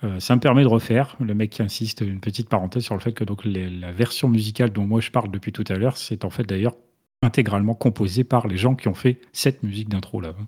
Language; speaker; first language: French; native; French